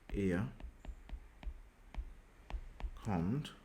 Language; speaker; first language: German; non-native, learner; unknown